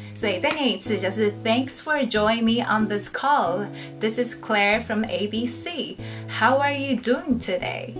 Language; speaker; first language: English; non-native, fluent; Chinese